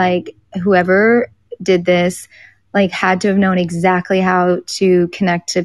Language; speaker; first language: English; native; English